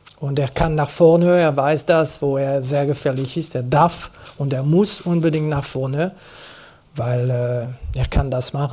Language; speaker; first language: German; non-native, local second language; French